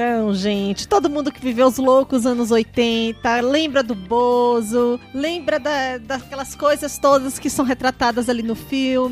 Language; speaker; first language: Portuguese; native; Portuguese